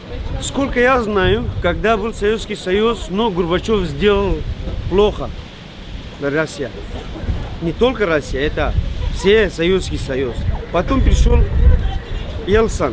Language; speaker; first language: Russian; non-native, learner; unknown